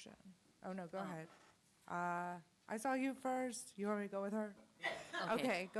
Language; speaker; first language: English; native; English